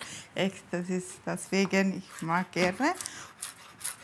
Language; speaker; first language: German; non-native, learner; Tamil